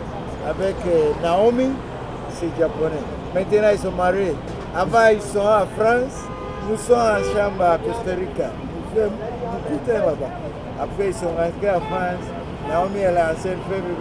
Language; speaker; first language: French; non-native, learner; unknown